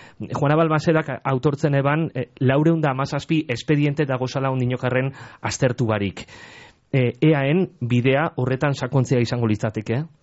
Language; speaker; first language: Basque; native; Basque